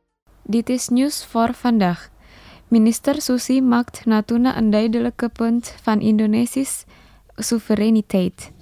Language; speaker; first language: Dutch; non-native, fluent; Indonesian